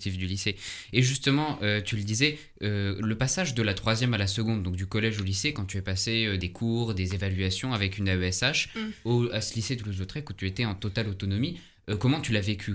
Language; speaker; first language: French; native; French